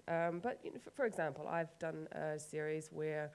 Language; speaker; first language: English; native; English